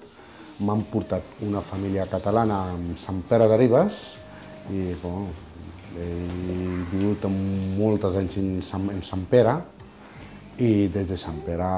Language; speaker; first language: Catalan; non-native, fluent; Bangla